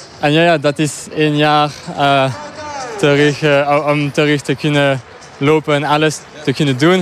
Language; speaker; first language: Dutch; non-native, local second language; French